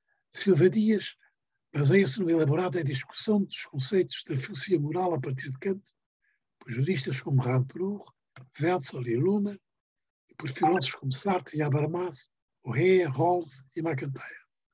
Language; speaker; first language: Portuguese; native; Portuguese